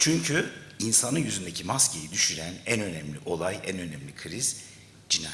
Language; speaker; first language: Turkish; native; Turkish